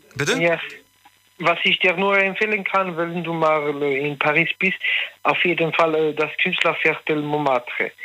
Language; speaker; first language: German; non-native, learner; French